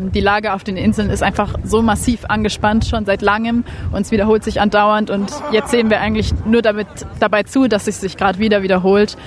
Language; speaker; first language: German; native; German